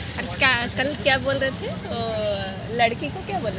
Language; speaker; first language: Hindi; non-native, local second language; Odia